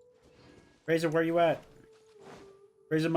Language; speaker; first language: English; native; English